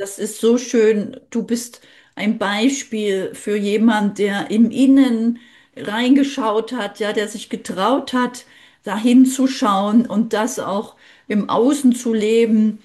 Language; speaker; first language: German; native; German